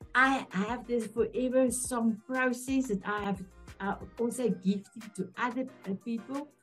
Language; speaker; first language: English; non-native, local second language; Afrikaans